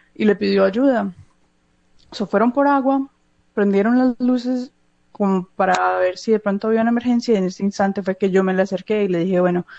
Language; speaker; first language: Spanish; native; Spanish